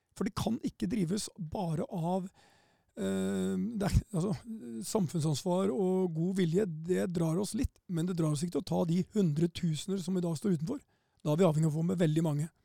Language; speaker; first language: Norwegian; native; Norwegian